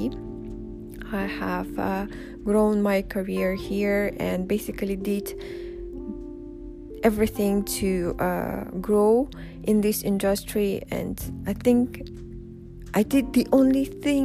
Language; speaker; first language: English; non-native, fluent; Russian